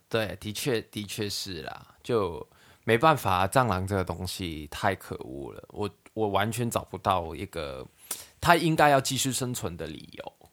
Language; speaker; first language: Chinese; non-native, local second language; Cantonese